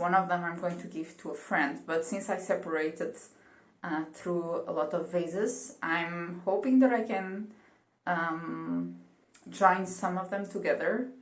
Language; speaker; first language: English; non-native, fluent; Portuguese